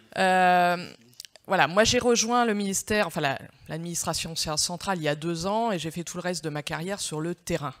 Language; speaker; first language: French; native; French